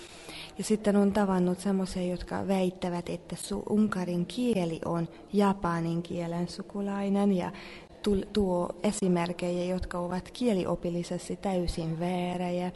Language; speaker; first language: Finnish; non-native, fluent; Hungarian